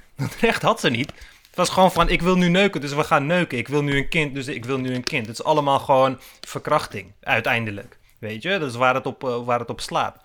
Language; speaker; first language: Dutch; early bilingual, other home language; Turkish